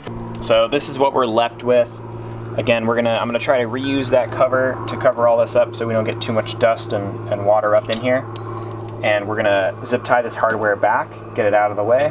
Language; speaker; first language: English; native; English